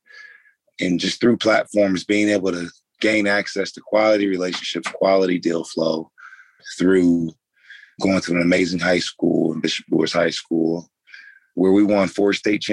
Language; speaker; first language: English; native; English